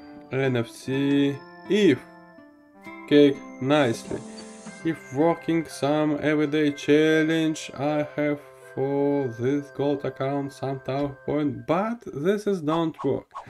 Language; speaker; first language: English; non-native, learner; Russian